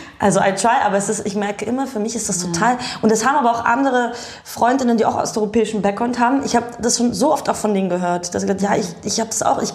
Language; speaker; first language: German; early bilingual, other home language; Bulgarian